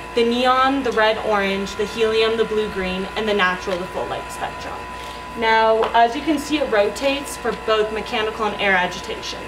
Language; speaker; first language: English; native; English